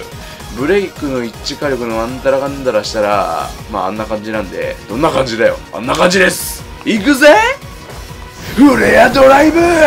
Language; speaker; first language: Japanese; native; Japanese